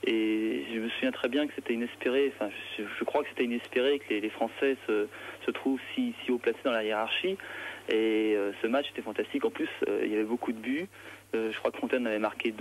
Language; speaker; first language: French; native; French